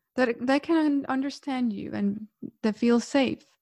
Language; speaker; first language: English; non-native, fluent; Croatian